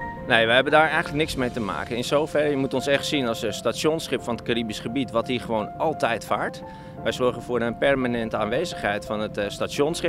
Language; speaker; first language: Dutch; native; Dutch